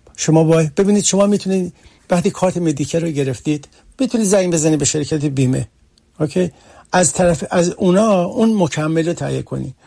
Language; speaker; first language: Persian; early bilingual, heritage; Persian